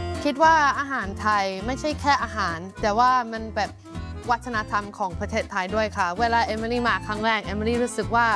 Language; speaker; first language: Thai; non-native, fluent; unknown